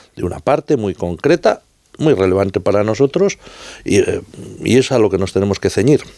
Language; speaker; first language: Spanish; native; Spanish